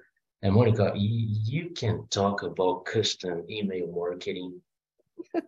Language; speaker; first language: English; non-native, fluent; Portuguese